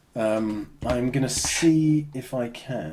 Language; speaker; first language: English; native; English